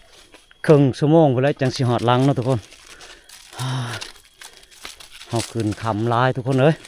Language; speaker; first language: Thai; non-native, local second language; Northeastern Thai